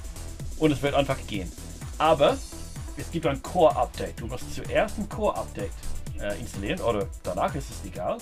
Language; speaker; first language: German; non-native, fluent; English